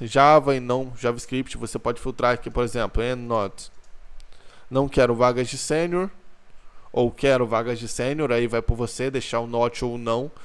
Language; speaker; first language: Portuguese; native; Portuguese